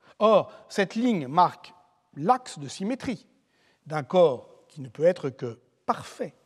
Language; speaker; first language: French; native; French